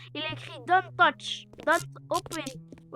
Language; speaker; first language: French; native; French